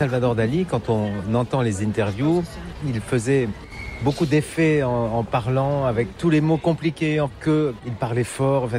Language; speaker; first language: French; native; French